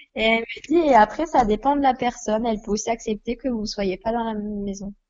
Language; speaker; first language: French; native; French